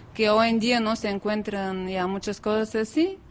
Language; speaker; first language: Spanish; non-native, fluent; Bulgarian